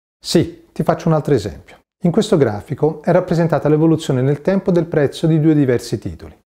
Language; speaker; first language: Italian; native; Italian